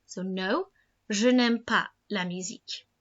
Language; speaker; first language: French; non-native, fluent; English